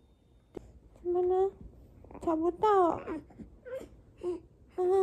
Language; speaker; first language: Chinese; non-native, fluent; Vietnamese